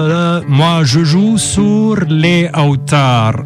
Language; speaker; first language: French; non-native, fluent; Arabic